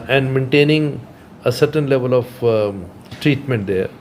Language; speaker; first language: English; non-native, local second language; Punjabi